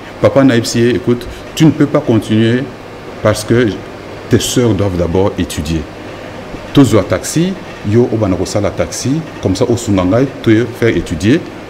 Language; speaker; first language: French; non-native, local second language; Lingala